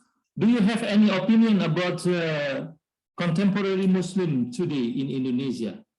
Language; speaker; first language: English; non-native, learner; Indonesian